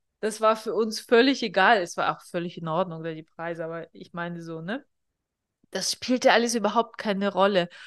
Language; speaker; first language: German; non-native, fluent; Russian